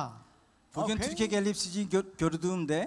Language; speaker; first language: Turkish; non-native, fluent; Korean